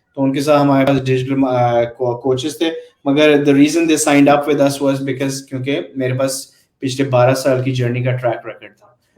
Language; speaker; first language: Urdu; native; Urdu